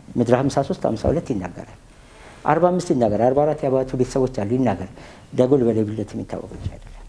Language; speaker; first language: Amharic; native; Amharic